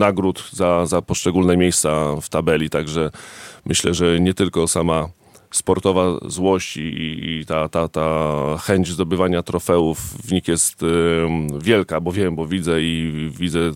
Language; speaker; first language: Polish; native; Polish